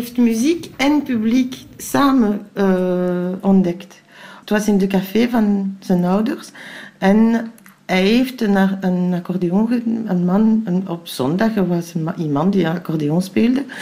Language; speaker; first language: Dutch; non-native, local second language; French